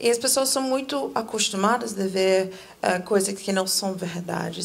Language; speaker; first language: Portuguese; non-native, fluent; English